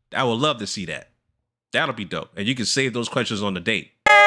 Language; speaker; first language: English; native; English